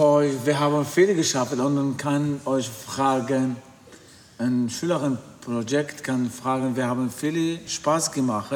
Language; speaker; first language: German; non-native, learner; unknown